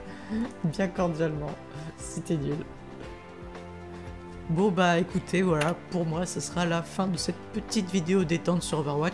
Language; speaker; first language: French; native; French